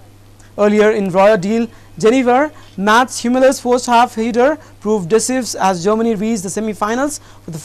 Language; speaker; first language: English; non-native, local second language; Urdu